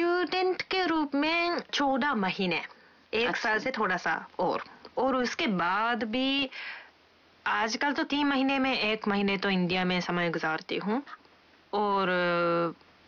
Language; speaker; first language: Hindi; non-native, fluent; Japanese